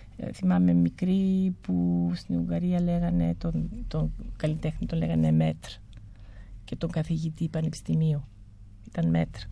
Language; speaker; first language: Greek; early bilingual, heritage; Greek